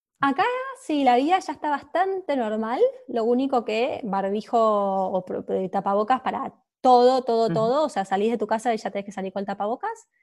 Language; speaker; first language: Spanish; native; Spanish